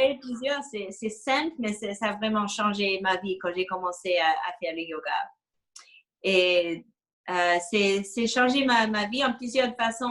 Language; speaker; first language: French; non-native, fluent; English